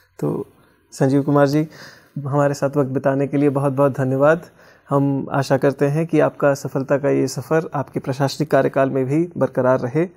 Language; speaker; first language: Hindi; native; Hindi